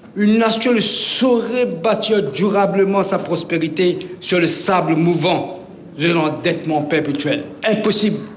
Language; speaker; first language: French; non-native, local second language; Morisyen